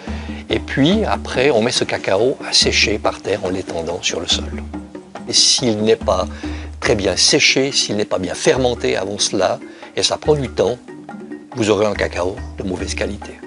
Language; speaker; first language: French; native; French